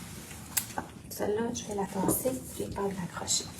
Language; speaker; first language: French; native; French